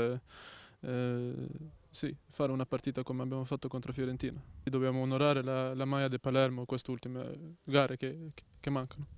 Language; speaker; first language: Italian; non-native, learner; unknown